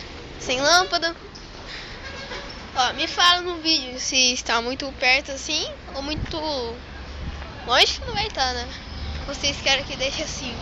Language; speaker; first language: Portuguese; native; Portuguese